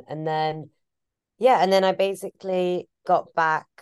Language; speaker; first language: English; native; English